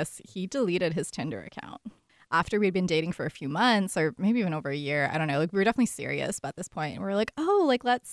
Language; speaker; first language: English; native; English